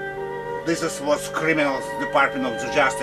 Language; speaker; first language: English; non-native, learner; Russian